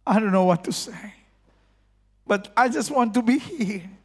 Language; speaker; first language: English; non-native, learner; Indonesian